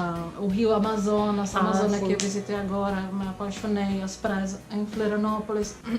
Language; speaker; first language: Portuguese; non-native, fluent; Czech